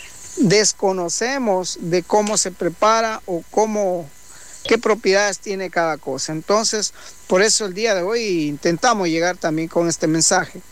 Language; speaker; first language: Spanish; native; Spanish